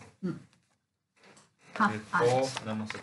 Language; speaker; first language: Swedish; non-native, fluent; Finnish